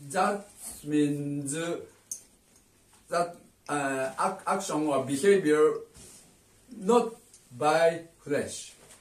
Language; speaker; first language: English; non-native, learner; Japanese